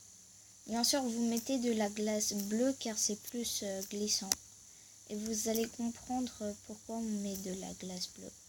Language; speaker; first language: French; native; French